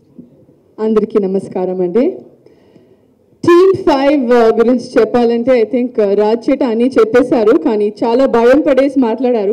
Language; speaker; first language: Telugu; non-native, learner; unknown